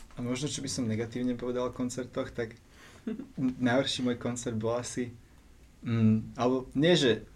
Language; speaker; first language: Slovak; native; Slovak